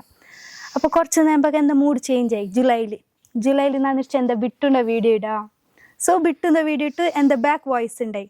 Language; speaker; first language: Malayalam; non-native, local second language; Hindi